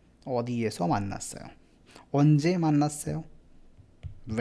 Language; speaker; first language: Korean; non-native, fluent; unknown